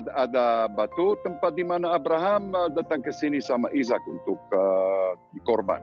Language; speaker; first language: Indonesian; non-native, learner; Hebrew